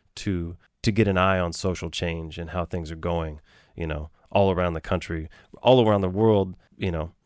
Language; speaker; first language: English; native; English